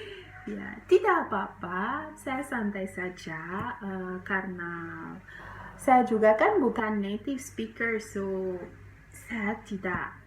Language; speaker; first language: Indonesian; non-native, fluent; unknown